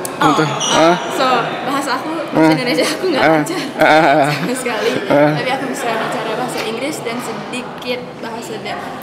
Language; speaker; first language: Indonesian; early bilingual, heritage; English